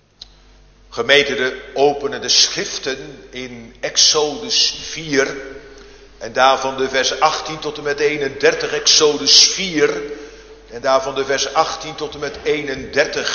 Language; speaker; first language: Dutch; native; Dutch